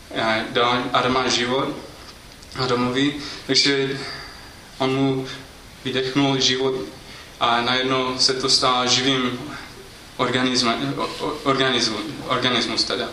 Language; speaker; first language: Czech; non-native, fluent; English